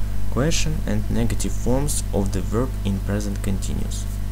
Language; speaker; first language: English; non-native, fluent; Russian